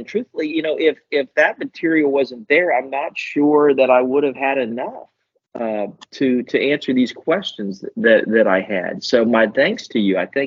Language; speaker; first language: English; native; English